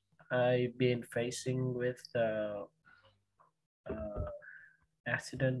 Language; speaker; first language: English; non-native, learner; Vietnamese